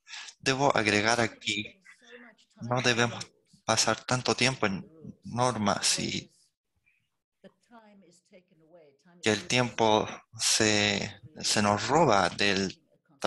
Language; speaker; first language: Spanish; non-native, fluent; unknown